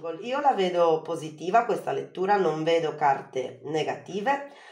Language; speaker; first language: Italian; native; Italian